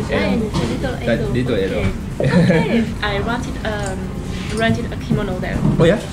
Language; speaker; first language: English; non-native, learner; French